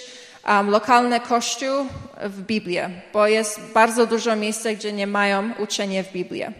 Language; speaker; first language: Polish; early bilingual, heritage; English